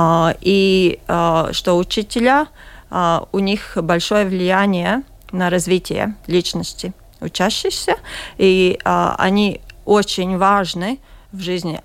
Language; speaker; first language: Russian; non-native, local second language; Latvian